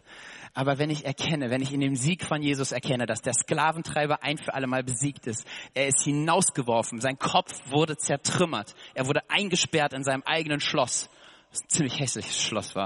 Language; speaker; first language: German; native; German